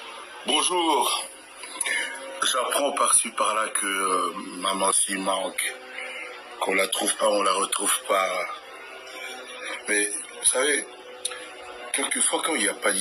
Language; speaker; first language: French; non-native, local second language; Lingala